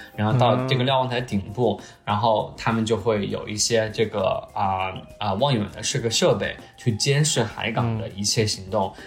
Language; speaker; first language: Chinese; native; Chinese